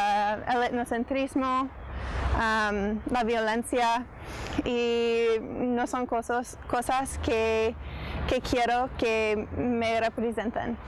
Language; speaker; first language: Spanish; non-native, fluent; English